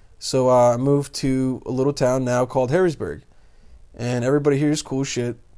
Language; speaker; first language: English; early bilingual, other home language; Bosnian